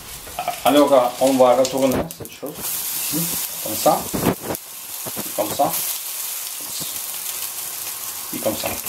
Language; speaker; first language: French; non-native, learner; Russian